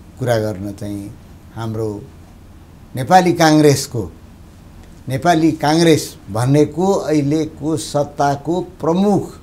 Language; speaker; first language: Nepali; native; Nepali